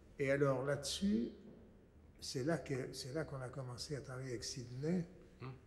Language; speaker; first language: French; native; French